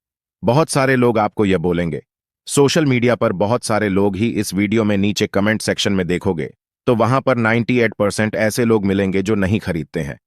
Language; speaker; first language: Hindi; native; Hindi